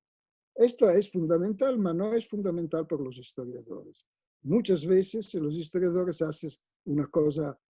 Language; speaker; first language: Spanish; non-native, fluent; Italian